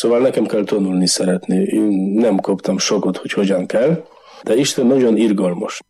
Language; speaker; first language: Hungarian; non-native, learner; Polish